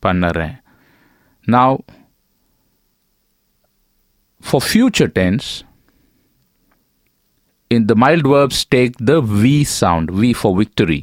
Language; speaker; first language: English; non-native, local second language; Tamil